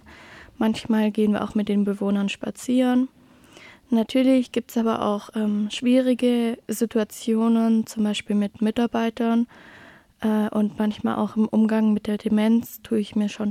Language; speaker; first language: German; native; German